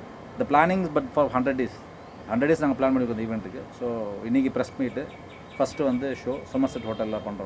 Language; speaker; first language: Tamil; native; Tamil